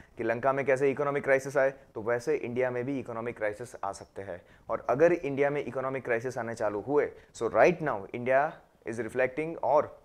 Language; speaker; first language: Hindi; non-native, local second language; Gujarati